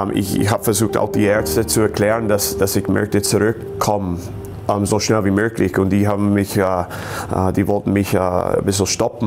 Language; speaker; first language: German; non-native, fluent; English